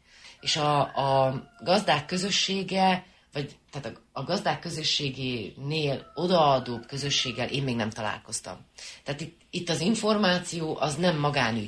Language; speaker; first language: Hungarian; native; Hungarian